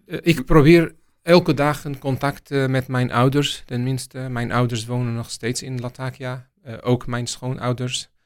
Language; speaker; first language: Dutch; non-native, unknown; Arabic